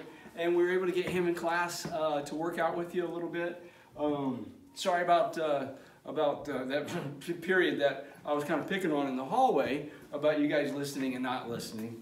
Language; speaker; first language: English; native; English